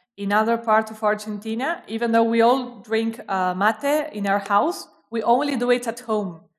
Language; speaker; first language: English; non-native, fluent; Spanish